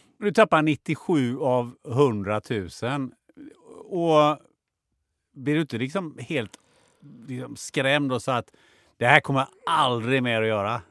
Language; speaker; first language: Swedish; native; Swedish